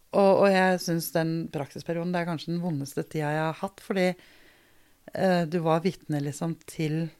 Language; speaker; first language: Norwegian; early bilingual, other home language; Danish